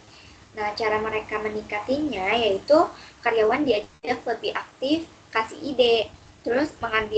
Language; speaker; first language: Indonesian; native; Indonesian